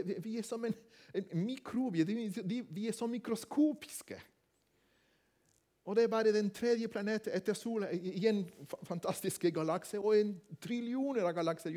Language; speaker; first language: Norwegian; non-native, fluent; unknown